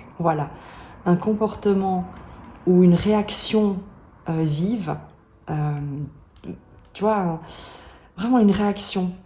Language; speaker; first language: French; native; French